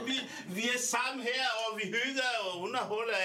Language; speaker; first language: Danish; early bilingual, other home language; Swahili